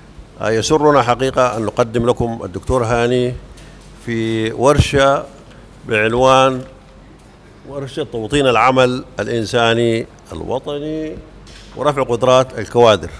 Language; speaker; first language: Arabic; native; Arabic